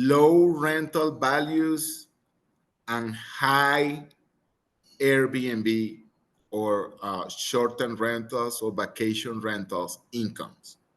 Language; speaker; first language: English; non-native, fluent; Spanish